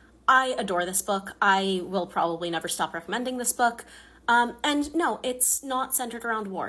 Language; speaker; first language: English; native; English